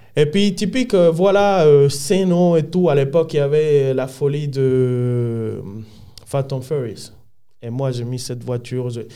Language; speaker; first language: French; non-native, fluent; Spanish